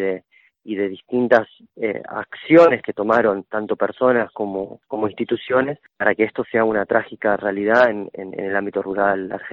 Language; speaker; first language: Spanish; native; Spanish